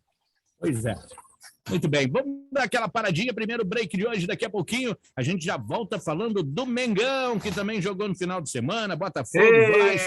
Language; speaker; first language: Portuguese; native; Portuguese